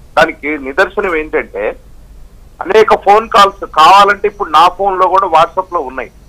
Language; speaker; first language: Telugu; native; Telugu